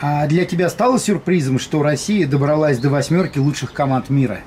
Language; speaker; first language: Russian; native; Russian